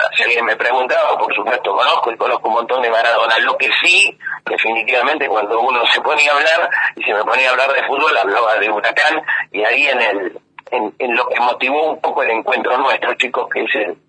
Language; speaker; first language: Spanish; native; Spanish